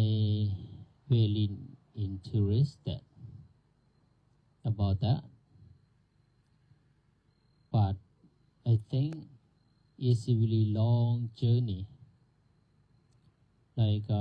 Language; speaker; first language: English; non-native, learner; Thai